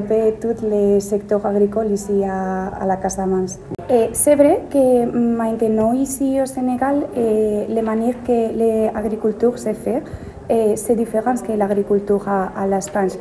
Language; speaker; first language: French; non-native, learner; Spanish